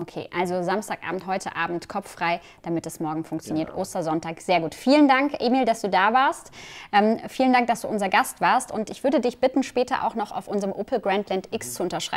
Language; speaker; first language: German; native; German